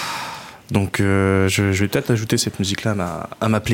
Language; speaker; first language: French; native; French